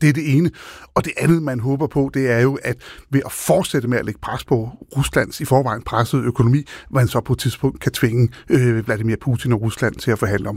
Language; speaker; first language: Danish; native; Danish